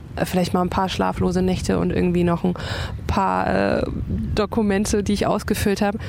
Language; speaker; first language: German; native; German